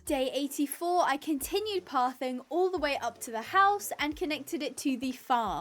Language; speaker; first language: English; native; English